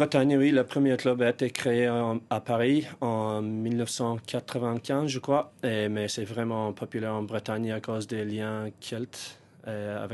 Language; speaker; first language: French; non-native, fluent; English